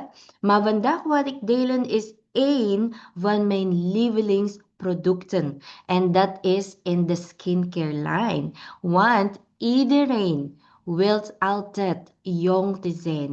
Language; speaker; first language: Dutch; non-native, learner; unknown